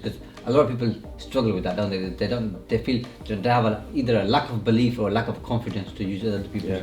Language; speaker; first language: English; native; English